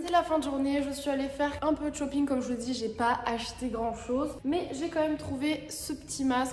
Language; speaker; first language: French; native; French